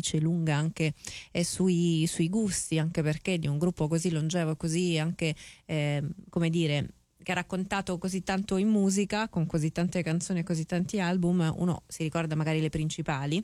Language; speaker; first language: Italian; early bilingual, heritage; Italian